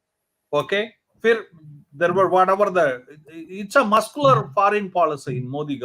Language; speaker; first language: English; non-native, local second language; Hindi